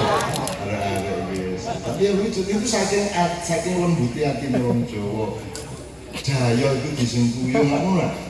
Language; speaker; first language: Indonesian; non-native, local second language; Javanese